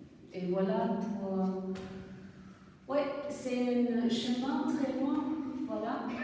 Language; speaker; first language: French; non-native, fluent; German